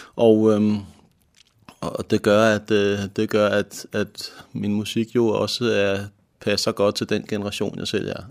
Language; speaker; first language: Danish; native; Danish